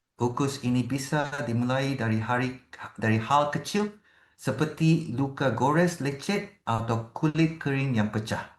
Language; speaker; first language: Malay; non-native, local second language; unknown